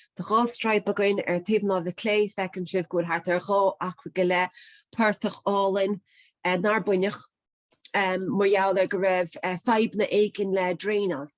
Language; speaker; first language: Irish; native; Irish